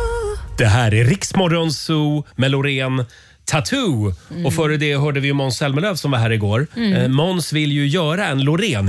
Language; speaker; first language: Swedish; native; Swedish